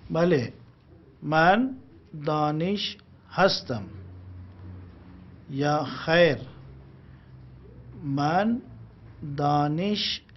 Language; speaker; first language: Persian; non-native, learner; Urdu